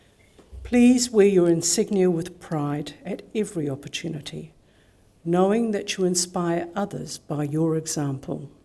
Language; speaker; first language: English; native; English